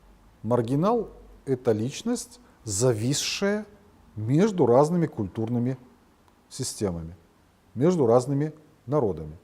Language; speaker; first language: Russian; non-native, local second language; Ossetic